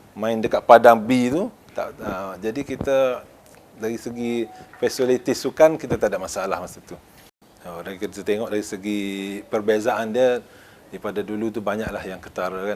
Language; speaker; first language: Malay; native; Malay